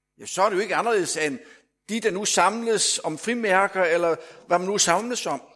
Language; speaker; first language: Danish; native; Danish